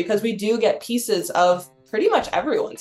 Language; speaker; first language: English; native; English